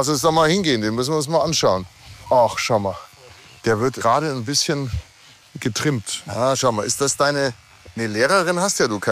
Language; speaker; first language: German; native; German